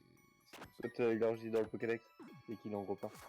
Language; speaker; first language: French; native; French